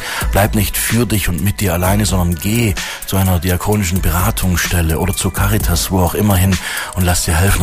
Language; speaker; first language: German; native; German